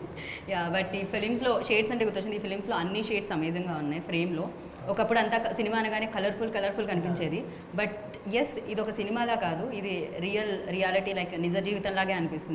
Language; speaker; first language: Telugu; native; Telugu